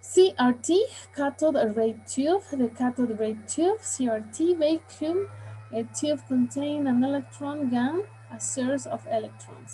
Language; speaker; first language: English; non-native, learner; Spanish